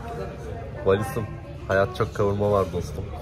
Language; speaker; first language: Turkish; native; Turkish